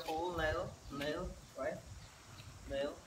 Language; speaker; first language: English; non-native, learner; Khmer